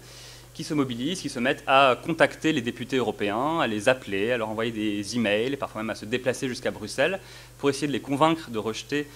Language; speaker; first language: French; native; French